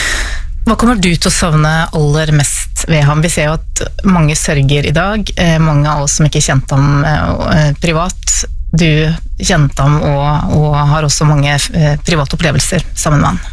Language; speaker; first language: Norwegian; native; Norwegian